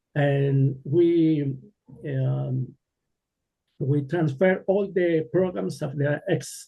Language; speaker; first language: English; non-native, learner; Spanish